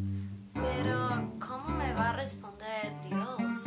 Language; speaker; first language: Spanish; early bilingual, heritage; Spanish